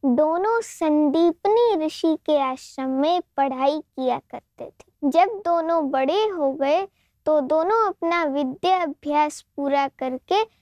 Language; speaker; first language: Hindi; non-native, local second language; Gujarati